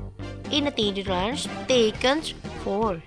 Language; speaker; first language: Dutch; non-native, learner; Indonesian